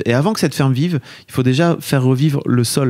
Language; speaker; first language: French; native; French